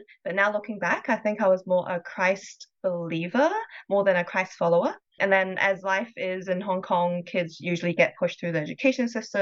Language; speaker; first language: English; non-native, local second language; Cantonese